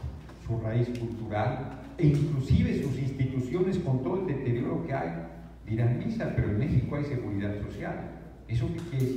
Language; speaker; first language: Spanish; native; Spanish